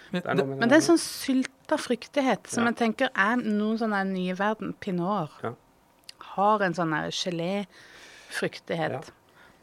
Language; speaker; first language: Norwegian; native; Norwegian